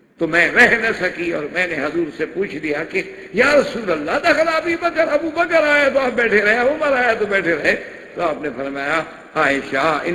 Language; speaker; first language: Urdu; non-native, local second language; Punjabi